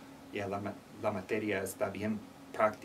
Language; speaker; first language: Spanish; non-native, learner; English